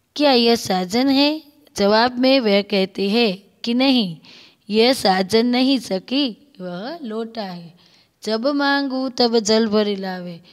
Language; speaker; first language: Hindi; non-native, local second language; Gujarati